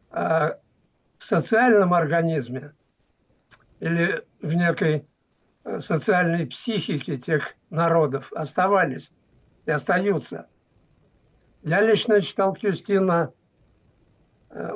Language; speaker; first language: Russian; native; Russian